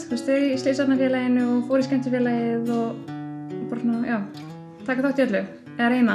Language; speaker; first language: Icelandic; native; Icelandic